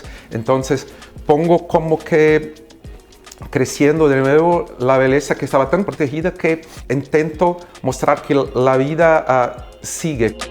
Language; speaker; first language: Spanish; non-native, fluent; Portuguese